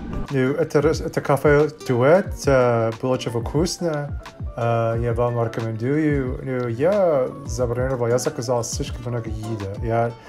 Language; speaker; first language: Russian; non-native, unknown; English